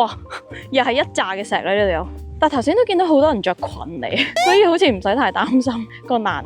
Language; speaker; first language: Cantonese; native; Cantonese